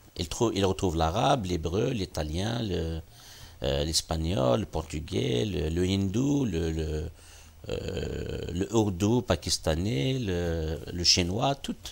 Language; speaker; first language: French; non-native, local second language; Kabyle